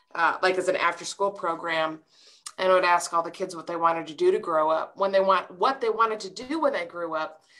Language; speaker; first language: English; native; English